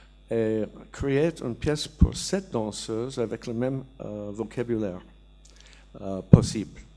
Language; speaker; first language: French; non-native, learner; English